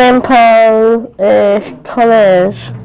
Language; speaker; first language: French; non-native, learner; English